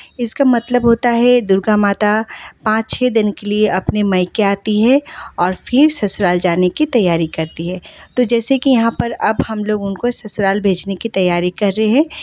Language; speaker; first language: Hindi; non-native, local second language; Bangla